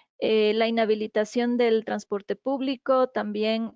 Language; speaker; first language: Spanish; native; Spanish